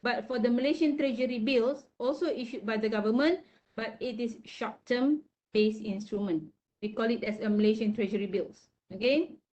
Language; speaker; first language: English; non-native, local second language; Malay